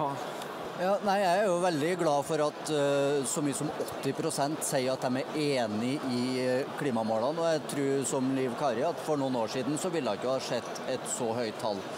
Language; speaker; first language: Norwegian; native; Norwegian